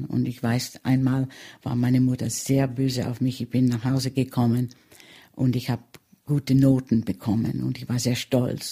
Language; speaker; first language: German; early bilingual, heritage; German